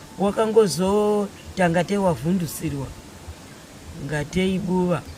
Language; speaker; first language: Shona; native; Shona